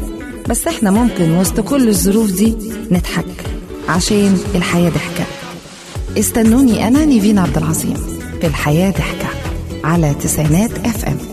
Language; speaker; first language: Arabic; native; Arabic